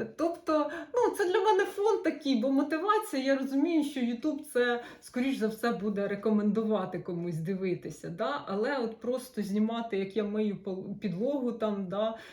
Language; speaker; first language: Ukrainian; non-native, local second language; Russian